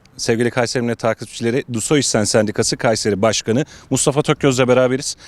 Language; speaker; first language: Turkish; native; Turkish